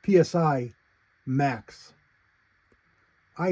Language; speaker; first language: English; native; English